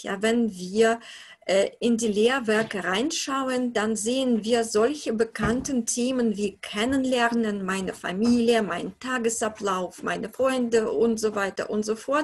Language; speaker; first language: German; non-native, fluent; Russian